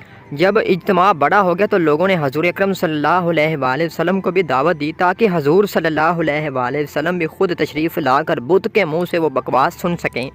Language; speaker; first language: Urdu; native; Urdu